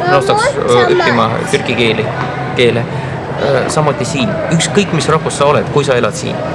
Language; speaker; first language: Estonian; non-native, local second language; Russian